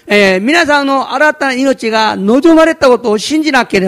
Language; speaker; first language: Japanese; non-native, fluent; Korean